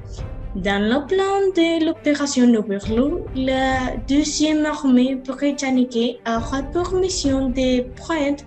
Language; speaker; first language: French; non-native, learner; Spanish